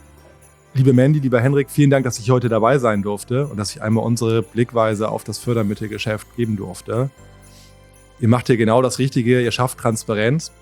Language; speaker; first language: German; native; German